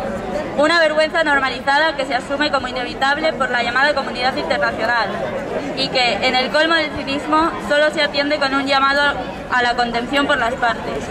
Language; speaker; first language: Spanish; native; Spanish